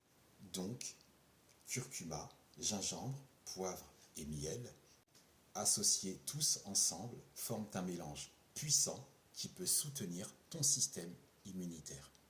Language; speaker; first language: French; native; French